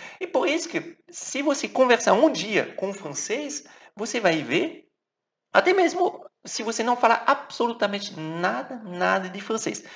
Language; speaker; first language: Portuguese; non-native, fluent; French